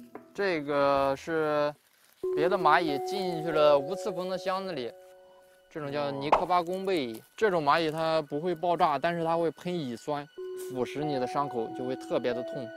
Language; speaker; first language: Chinese; native; Chinese